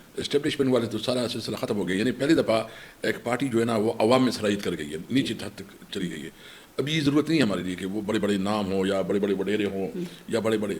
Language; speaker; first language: Urdu; non-native, local second language; Pashto